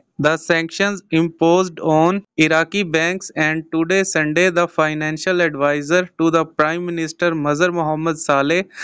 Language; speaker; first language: English; non-native, local second language; Urdu